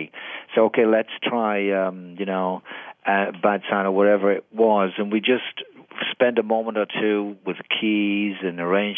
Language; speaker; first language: English; native; English